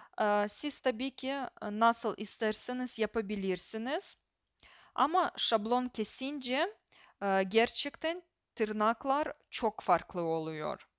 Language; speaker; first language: Turkish; non-native, fluent; Russian